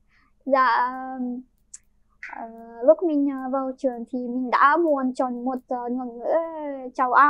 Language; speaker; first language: Vietnamese; non-native, fluent; Ukrainian